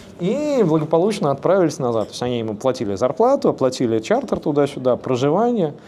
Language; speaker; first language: Russian; native; Russian